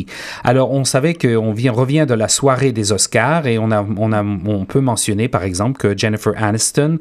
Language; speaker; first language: French; native; French